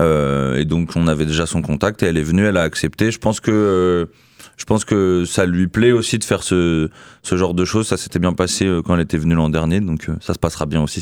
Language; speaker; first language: French; native; French